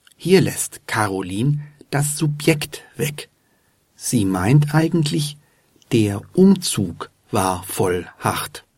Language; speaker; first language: German; native; German